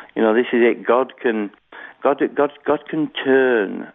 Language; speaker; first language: English; native; English